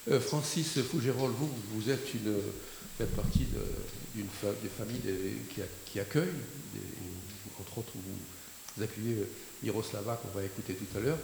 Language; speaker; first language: French; native; French